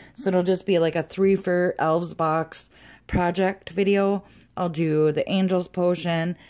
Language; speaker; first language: English; native; English